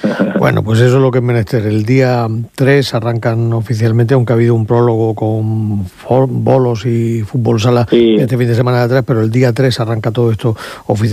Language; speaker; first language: Spanish; native; Spanish